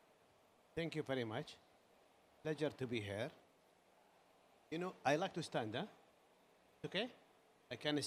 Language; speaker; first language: English; non-native, learner; Arabic